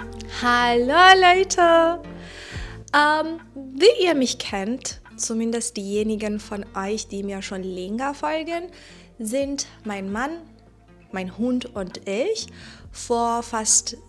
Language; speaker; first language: German; non-native, fluent; Persian